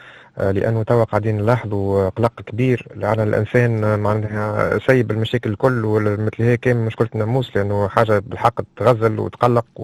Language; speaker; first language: Arabic; native; Arabic